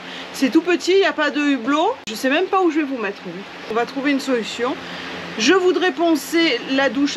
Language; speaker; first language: French; native; French